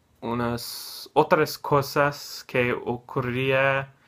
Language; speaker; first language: Spanish; non-native, learner; English